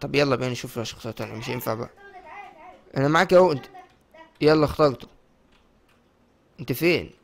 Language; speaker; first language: Arabic; native; Arabic